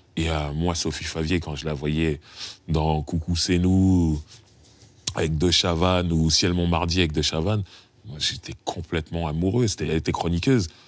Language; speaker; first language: French; native; French